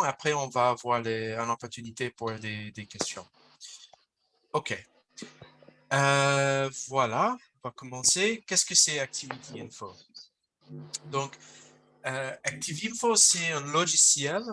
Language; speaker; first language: French; non-native, fluent; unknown